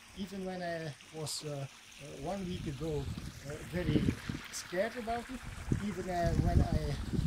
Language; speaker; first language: English; non-native, fluent; Dutch